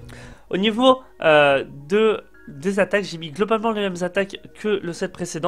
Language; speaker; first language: French; native; French